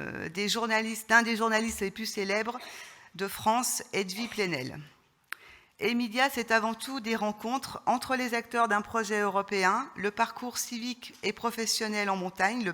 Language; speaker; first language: French; native; French